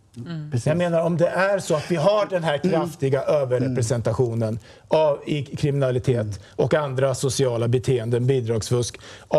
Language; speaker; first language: Swedish; native; Swedish